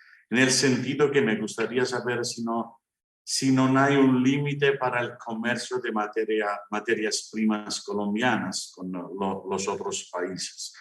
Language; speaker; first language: Spanish; non-native, fluent; Italian